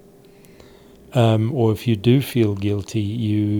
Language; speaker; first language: English; native; English